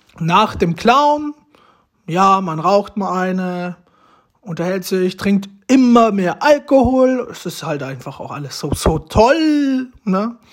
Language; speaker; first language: German; early bilingual, other home language; Romanian